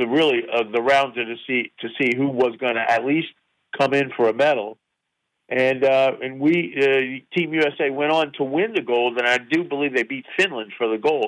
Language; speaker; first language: English; native; English